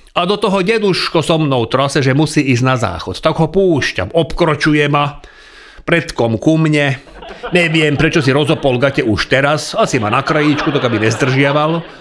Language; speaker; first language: Slovak; non-native, local second language; Hungarian